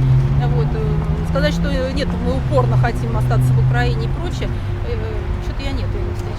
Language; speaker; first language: Russian; native; Russian